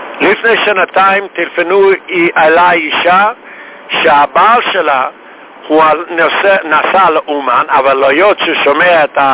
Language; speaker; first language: Hebrew; non-native, fluent; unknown